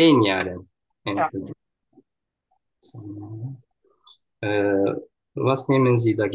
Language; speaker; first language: German; non-native, learner; Turkish